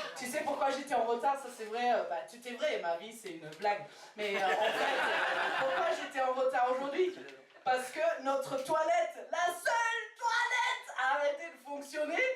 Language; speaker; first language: French; non-native, fluent; English